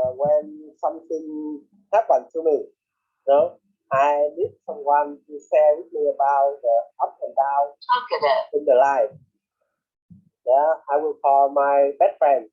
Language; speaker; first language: English; non-native, learner; Vietnamese